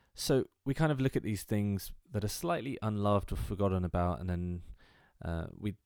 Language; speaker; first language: English; native; English